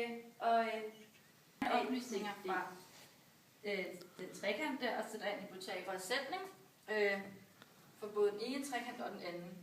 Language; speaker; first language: Danish; native; Danish